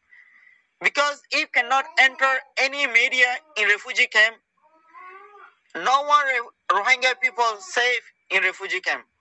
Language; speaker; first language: English; non-native, learner; Rohingya